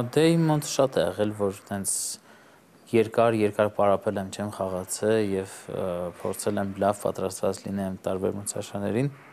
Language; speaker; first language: Armenian; native; Armenian